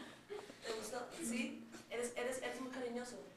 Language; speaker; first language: Spanish; native; Spanish